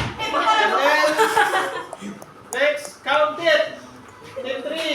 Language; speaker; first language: English; non-native, learner; Indonesian